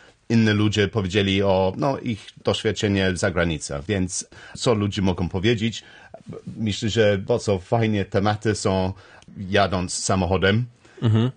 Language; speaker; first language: Polish; non-native, learner; English